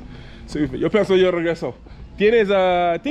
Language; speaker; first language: Spanish; non-native, learner; English